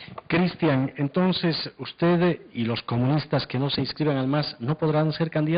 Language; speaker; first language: Spanish; native; Spanish